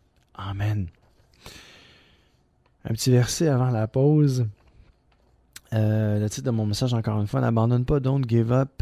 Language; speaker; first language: French; native; French